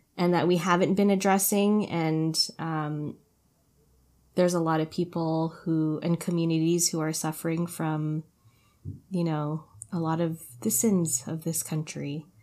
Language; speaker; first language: English; early bilingual, other home language; Filipino